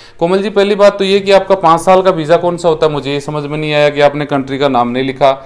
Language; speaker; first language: Hindi; native; Hindi